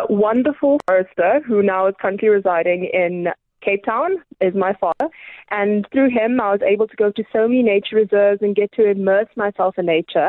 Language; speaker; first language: English; native; English